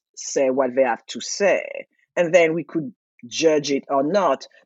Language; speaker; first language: English; non-native, fluent; French